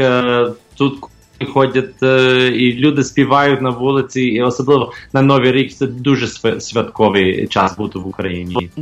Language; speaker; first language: Ukrainian; early bilingual, heritage; Ukrainian